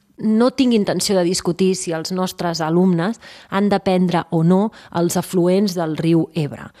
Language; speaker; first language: Catalan; native; Catalan